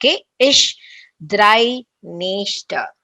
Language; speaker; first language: German; non-native, learner; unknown